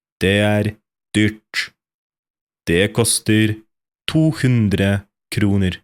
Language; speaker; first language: Norwegian; non-native, fluent; Polish